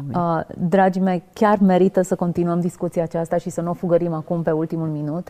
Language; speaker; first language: Romanian; native; Romanian